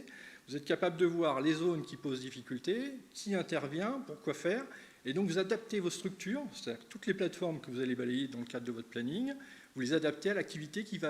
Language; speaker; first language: French; native; French